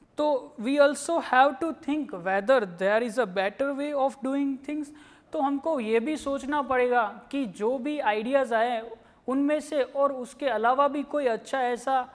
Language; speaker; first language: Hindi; non-native, local second language; Gujarati